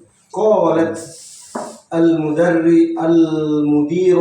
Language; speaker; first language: Arabic; non-native, learner; Indonesian